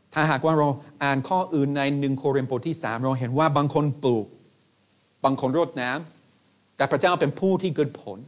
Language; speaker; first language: Thai; non-native, fluent; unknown